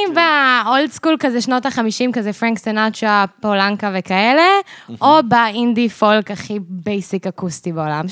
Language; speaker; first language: Hebrew; early bilingual, other home language; English